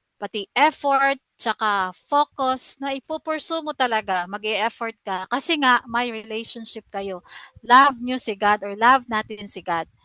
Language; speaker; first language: Filipino; non-native, local second language; Cebuano